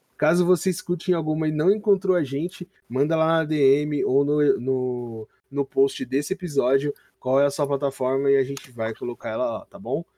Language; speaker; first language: Portuguese; native; Portuguese